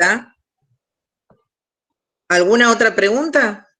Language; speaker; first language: Spanish; native; Spanish